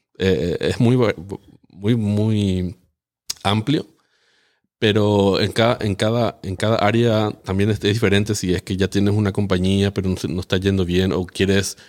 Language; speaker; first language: Spanish; native; Spanish